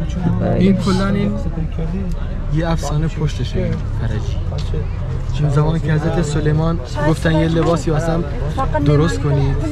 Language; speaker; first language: Persian; non-native, local second language; Kurdish